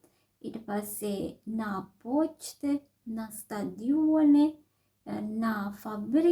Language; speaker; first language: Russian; non-native, fluent; Sinhala